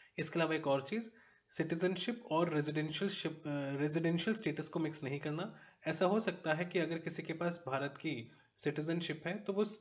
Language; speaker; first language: Hindi; native; Hindi